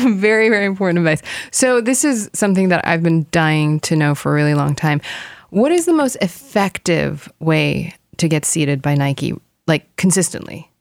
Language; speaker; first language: English; non-native, fluent; Korean